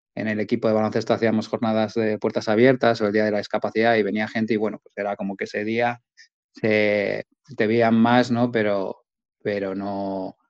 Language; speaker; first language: Spanish; native; Spanish